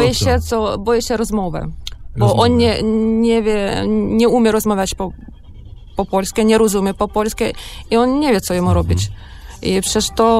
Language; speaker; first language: Polish; non-native, learner; Ukrainian